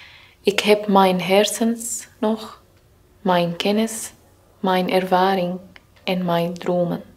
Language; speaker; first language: Dutch; non-native, learner; Arabic